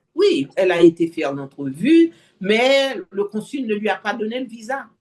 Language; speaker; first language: French; non-native, local second language; Haitian Creole